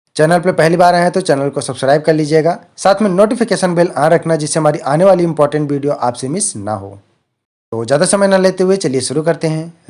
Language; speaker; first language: Hindi; native; Hindi